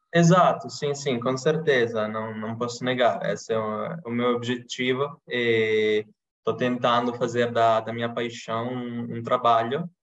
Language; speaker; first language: Portuguese; non-native, fluent; Italian